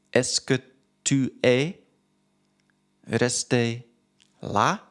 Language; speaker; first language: French; non-native, learner; English